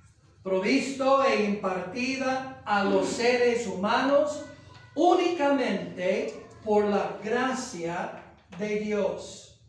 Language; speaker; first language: Spanish; non-native, fluent; English